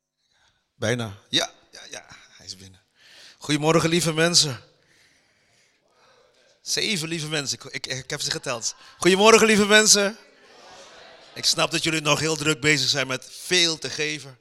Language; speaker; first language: Dutch; native; Dutch